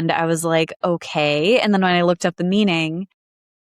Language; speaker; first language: English; native; English